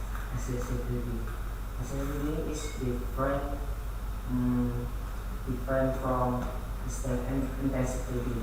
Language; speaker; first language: English; non-native, learner; Indonesian